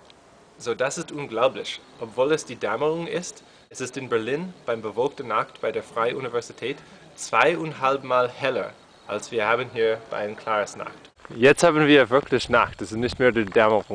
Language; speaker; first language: German; non-native, fluent; English